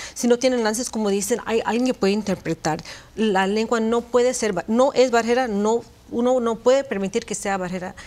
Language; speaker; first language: Spanish; early bilingual, heritage; Spanish